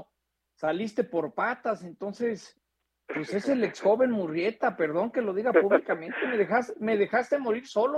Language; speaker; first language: Spanish; native; Spanish